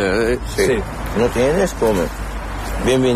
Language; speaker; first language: Spanish; non-native, learner; Arabic